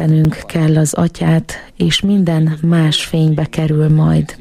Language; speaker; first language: Hungarian; native; Hungarian